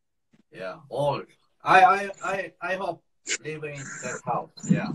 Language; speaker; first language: English; non-native, learner; Korean